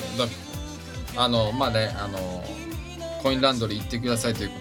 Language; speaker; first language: Japanese; native; Japanese